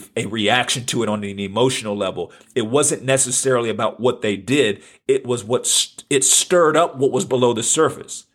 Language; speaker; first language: English; native; English